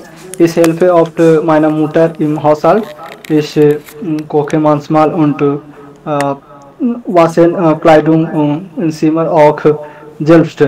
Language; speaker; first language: German; non-native, learner; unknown